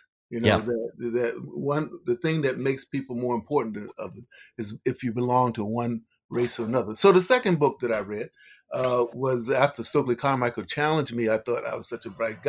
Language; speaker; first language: English; native; English